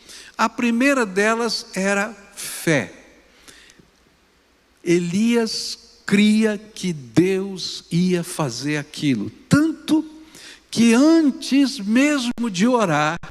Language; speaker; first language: Portuguese; native; Portuguese